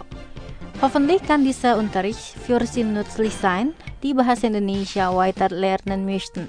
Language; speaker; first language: German; non-native, fluent; Indonesian